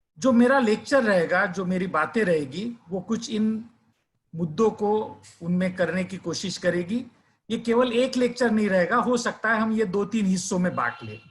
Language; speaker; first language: Hindi; non-native, local second language; Marathi